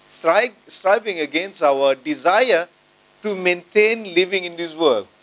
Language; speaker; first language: English; non-native, local second language; Malay